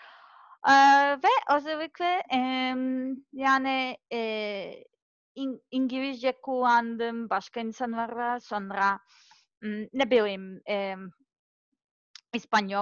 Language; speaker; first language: Turkish; non-native, learner; Serbian